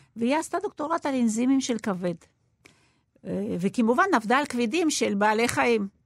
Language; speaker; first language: Hebrew; non-native, fluent; Russian